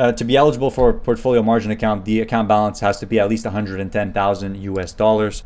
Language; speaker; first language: English; native; English